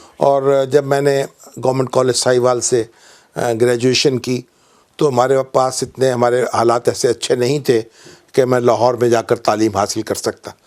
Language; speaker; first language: Urdu; non-native, local second language; Punjabi